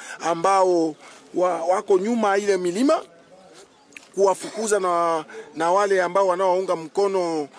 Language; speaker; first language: Swahili; native; Swahili